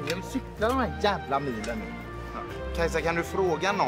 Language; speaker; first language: Swedish; native; Swedish